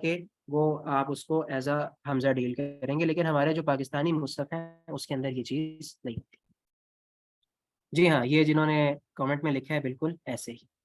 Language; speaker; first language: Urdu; non-native, local second language; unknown